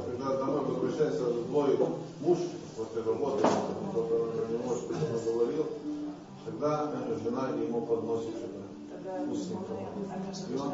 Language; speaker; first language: Russian; non-native, local second language; Lithuanian